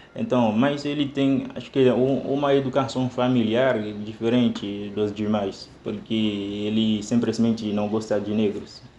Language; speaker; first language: Portuguese; non-native, fluent; Haitian Creole